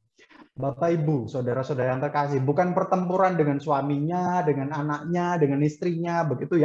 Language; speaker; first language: Indonesian; native; Indonesian